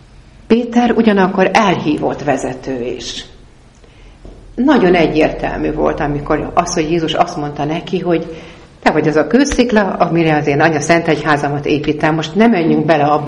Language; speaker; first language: Hungarian; native; Hungarian